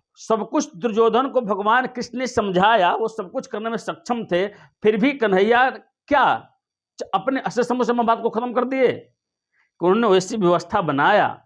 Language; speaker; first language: Hindi; native; Hindi